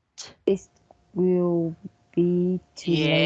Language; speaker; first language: English; non-native, learner; Vietnamese